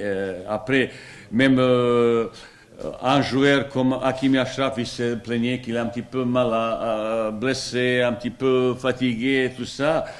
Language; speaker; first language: French; non-native, fluent; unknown